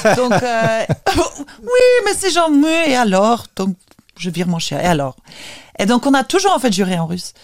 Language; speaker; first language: French; non-native, fluent; Lithuanian